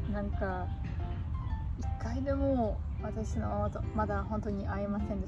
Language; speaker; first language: Japanese; non-native, learner; German